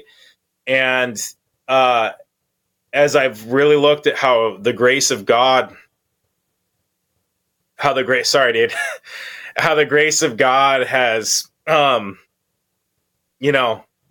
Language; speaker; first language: English; native; English